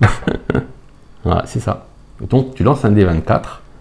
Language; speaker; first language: French; native; French